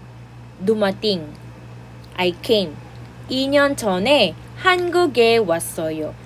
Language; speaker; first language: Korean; non-native, fluent; Filipino